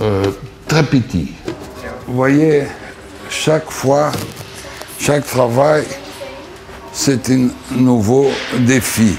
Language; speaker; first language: French; non-native, fluent; Portuguese